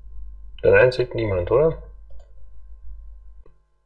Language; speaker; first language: German; native; German